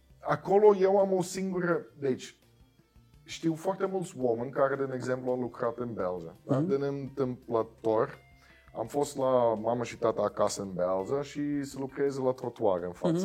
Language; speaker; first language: Romanian; non-native, learner; Dutch